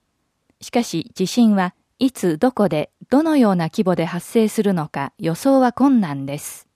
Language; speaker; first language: Japanese; native; Japanese